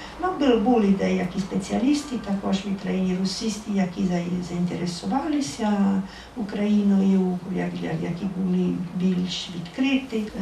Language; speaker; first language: Ukrainian; non-native, fluent; Italian